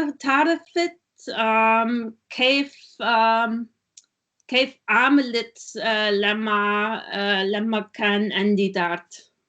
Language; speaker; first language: Arabic; non-native, learner; German